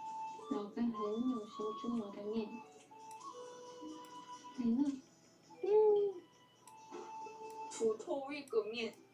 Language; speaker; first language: Chinese; non-native, learner; Korean